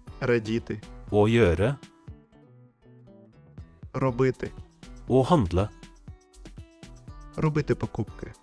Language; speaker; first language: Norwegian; non-native, fluent; Ukrainian